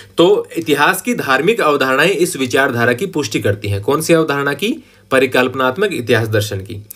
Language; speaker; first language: Hindi; native; Hindi